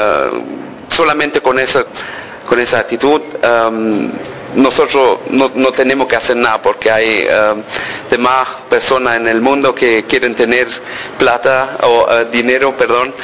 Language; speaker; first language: Spanish; early bilingual, heritage; Spanish